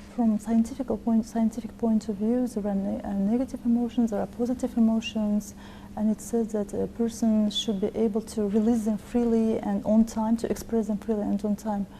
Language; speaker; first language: English; non-native, fluent; Kazakh